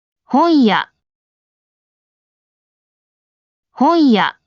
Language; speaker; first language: Japanese; native; Japanese